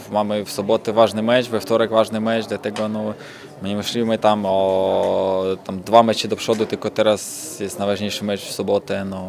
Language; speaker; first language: Polish; non-native, fluent; Ukrainian